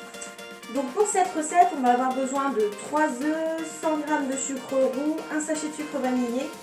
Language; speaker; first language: French; native; French